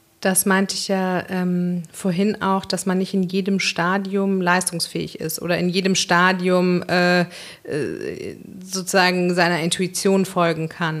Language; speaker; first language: German; native; German